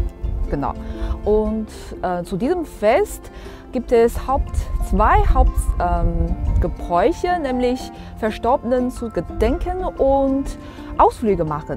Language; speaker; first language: German; non-native, fluent; Chinese